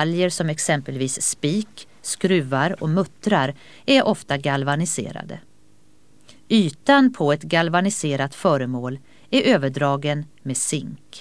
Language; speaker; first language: Swedish; native; Swedish